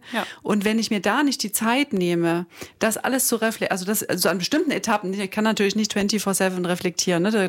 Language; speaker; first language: German; native; German